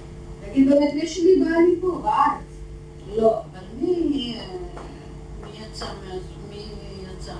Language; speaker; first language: Hebrew; non-native, learner; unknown